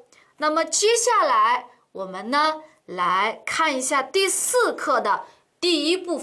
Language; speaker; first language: Chinese; non-native, local second language; Uyghur